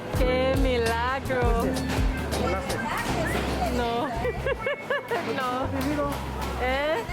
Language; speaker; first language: Spanish; early bilingual, heritage; Spanish